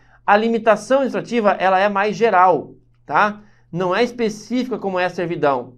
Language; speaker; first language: Portuguese; native; Portuguese